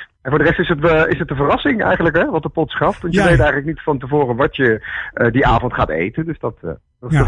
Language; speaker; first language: Dutch; native; Dutch